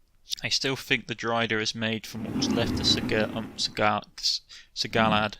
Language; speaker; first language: English; native; English